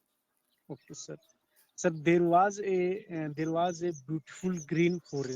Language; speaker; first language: English; non-native, learner; Hindi